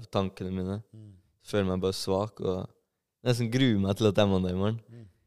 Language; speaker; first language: Norwegian; early bilingual, other home language; Albanian